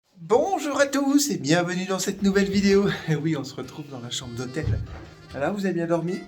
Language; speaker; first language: French; native; French